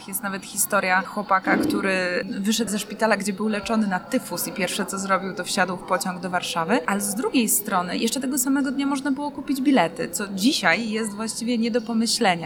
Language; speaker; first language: Polish; native; Polish